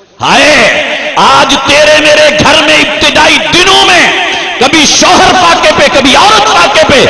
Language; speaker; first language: Urdu; non-native, local second language; Punjabi